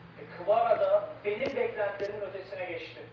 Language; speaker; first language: Turkish; native; Turkish